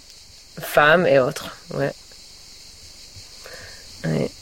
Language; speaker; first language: French; non-native, learner; Catalan